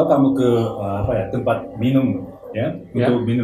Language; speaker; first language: Indonesian; non-native, learner; Korean